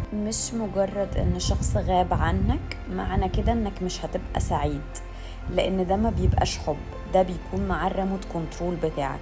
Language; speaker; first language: Arabic; native; Arabic